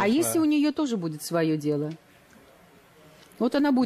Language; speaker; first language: Russian; native; Russian